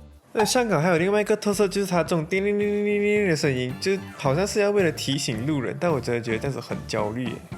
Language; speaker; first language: Chinese; native; Chinese